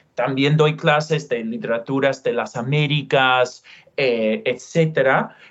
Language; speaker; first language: Spanish; non-native, fluent; English